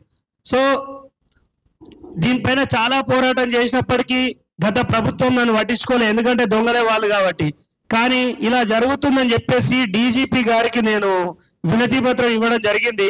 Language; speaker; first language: Telugu; native; Telugu